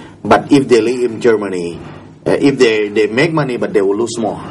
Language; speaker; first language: English; non-native, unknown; Thai